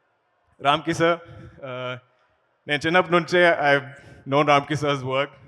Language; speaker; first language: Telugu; non-native, learner; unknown